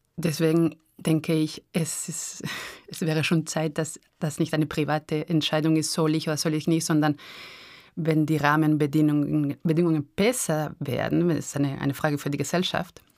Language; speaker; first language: German; non-native, fluent; Spanish